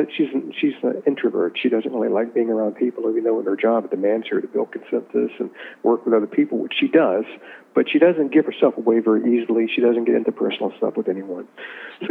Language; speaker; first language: English; native; English